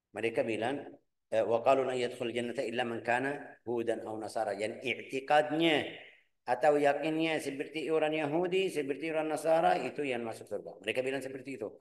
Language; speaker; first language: Malay; non-native, fluent; Arabic